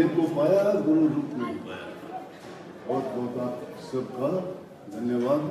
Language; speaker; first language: Hindi; native; Hindi